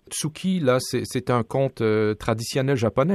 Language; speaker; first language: French; native; French